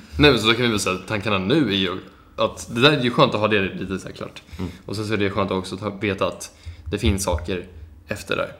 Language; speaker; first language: Swedish; native; Swedish